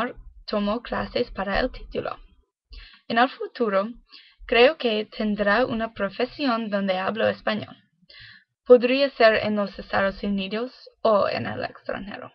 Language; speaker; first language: Spanish; non-native, learner; English